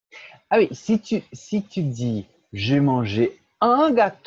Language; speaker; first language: French; non-native, fluent; Portuguese